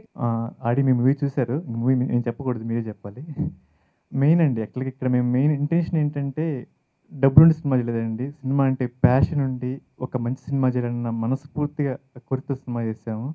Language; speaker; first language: Telugu; native; Telugu